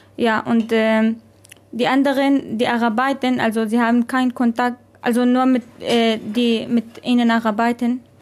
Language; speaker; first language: German; non-native, learner; Arabic